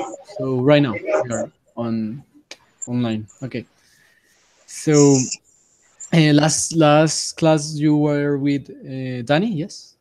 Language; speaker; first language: English; non-native, fluent; Spanish